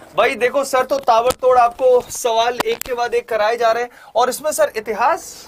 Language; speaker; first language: Hindi; native; Hindi